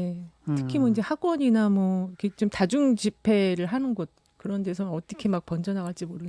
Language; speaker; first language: Korean; native; Korean